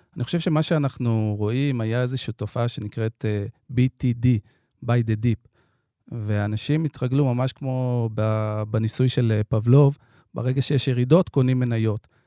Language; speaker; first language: Hebrew; native; Hebrew